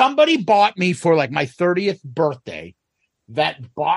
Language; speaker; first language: English; native; English